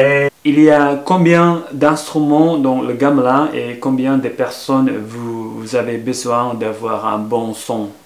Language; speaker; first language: French; non-native, learner; Indonesian